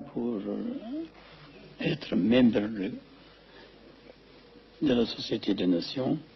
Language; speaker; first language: French; non-native, fluent; Amharic